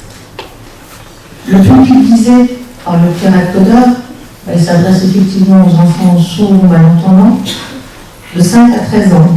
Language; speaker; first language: French; native; French